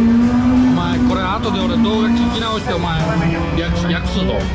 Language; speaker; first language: Japanese; native; Japanese